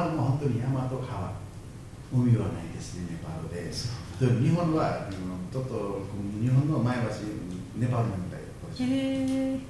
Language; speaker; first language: Japanese; non-native, learner; Nepali